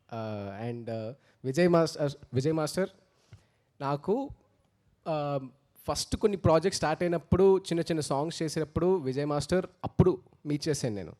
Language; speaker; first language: Telugu; early bilingual, heritage; Telugu